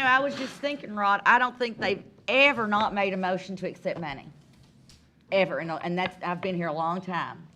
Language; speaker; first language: English; native; English